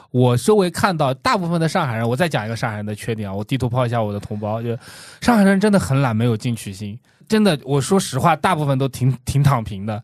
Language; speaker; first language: Chinese; non-native, local second language; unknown